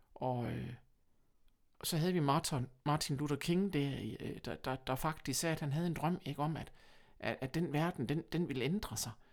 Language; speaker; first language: Danish; early bilingual, other home language; German